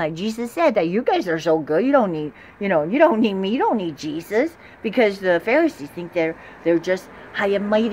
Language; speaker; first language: English; non-native, fluent; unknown